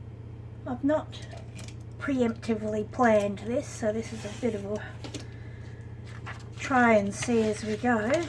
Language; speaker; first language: English; native; English